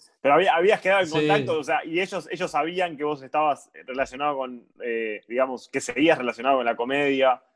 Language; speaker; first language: Spanish; native; Spanish